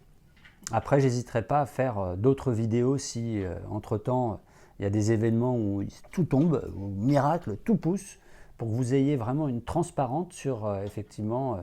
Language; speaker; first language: French; native; French